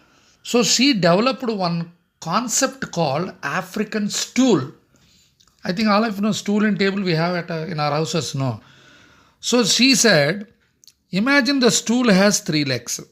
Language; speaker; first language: English; non-native, local second language; Telugu